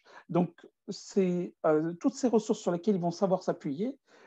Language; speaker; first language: French; native; French